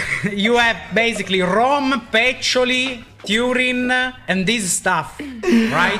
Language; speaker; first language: English; non-native, fluent; Italian